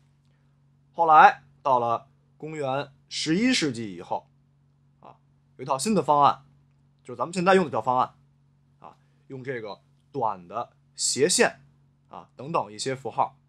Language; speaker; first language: Chinese; native; Chinese